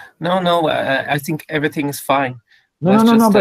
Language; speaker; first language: English; non-native, fluent; Portuguese